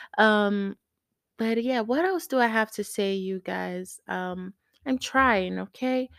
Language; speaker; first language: English; non-native, local second language; Yoruba